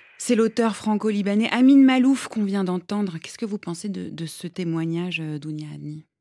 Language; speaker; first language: French; native; French